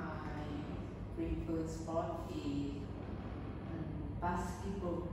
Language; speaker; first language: English; non-native, learner; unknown